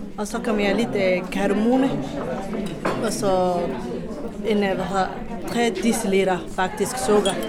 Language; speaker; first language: Danish; non-native, learner; Somali